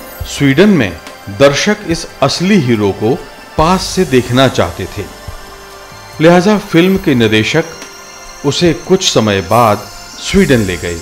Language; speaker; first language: Hindi; native; Hindi